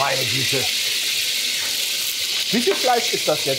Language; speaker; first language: German; native; German